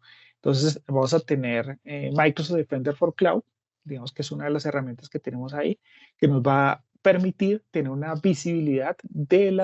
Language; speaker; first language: Spanish; native; Spanish